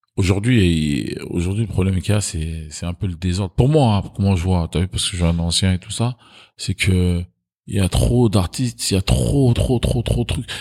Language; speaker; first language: French; early bilingual, other home language; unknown